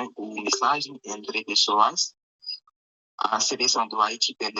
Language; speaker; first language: Portuguese; non-native, learner; Haitian Creole